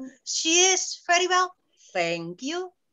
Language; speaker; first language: English; non-native, fluent; Indonesian